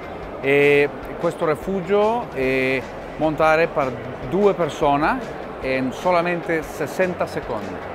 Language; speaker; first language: Italian; non-native, learner; Spanish